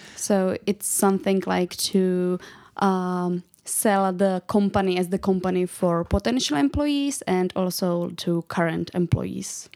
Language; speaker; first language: English; non-native, learner; Czech